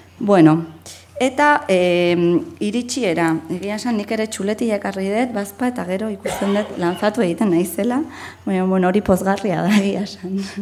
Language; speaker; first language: Basque; non-native, local second language; Spanish